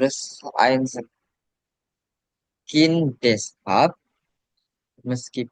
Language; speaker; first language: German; non-native, learner; Indonesian